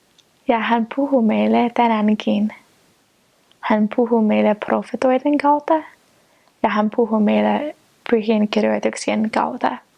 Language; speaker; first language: Finnish; non-native, fluent; English